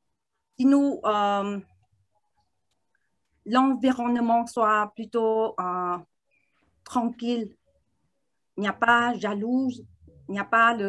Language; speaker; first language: French; non-native, learner; Vietnamese